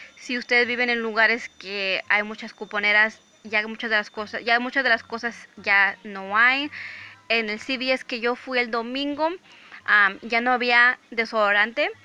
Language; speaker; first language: Spanish; early bilingual, heritage; English